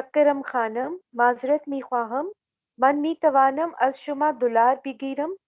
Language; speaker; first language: Persian; non-native, learner; Urdu